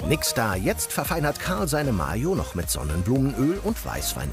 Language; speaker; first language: German; native; German